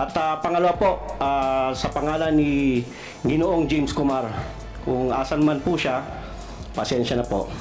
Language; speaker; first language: Filipino; non-native, local second language; Cebuano